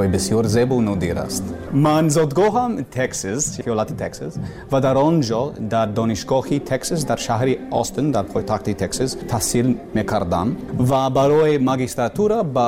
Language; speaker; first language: Persian; non-native, learner; English